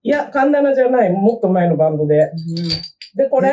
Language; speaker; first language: Japanese; native; Japanese